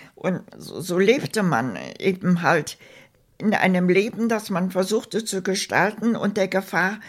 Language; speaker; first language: German; native; German